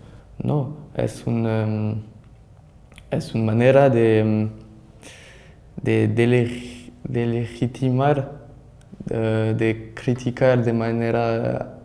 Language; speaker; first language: Spanish; non-native, learner; French